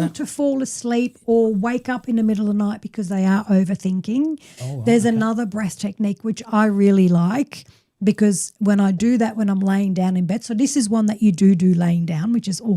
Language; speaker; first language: English; native; English